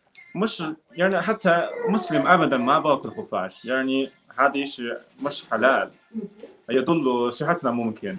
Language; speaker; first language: Arabic; non-native, learner; Chinese